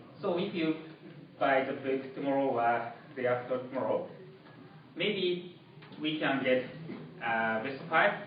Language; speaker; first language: English; non-native, learner; Japanese